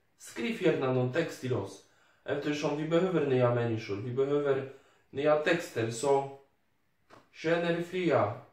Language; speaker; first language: Swedish; non-native, fluent; Polish